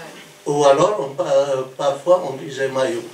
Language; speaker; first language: French; non-native, local second language; Kabyle